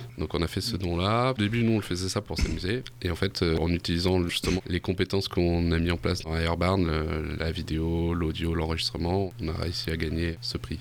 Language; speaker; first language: French; native; French